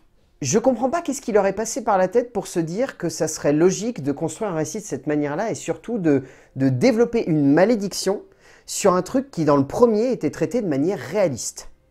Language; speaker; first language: French; native; French